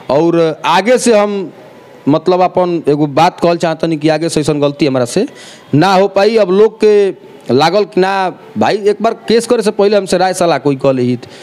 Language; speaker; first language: Bhojpuri; native; Bhojpuri